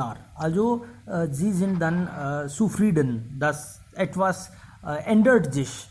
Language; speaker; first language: German; non-native, fluent; Hindi